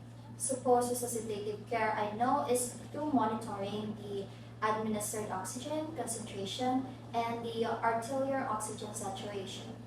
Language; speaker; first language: English; non-native, local second language; Filipino